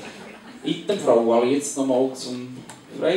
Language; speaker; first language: German; native; German